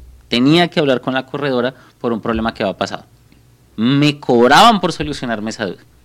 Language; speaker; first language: Spanish; native; Spanish